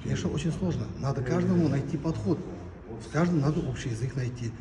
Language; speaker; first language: Russian; non-native, local second language; Kazakh